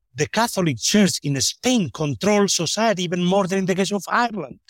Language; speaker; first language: English; non-native, fluent; Spanish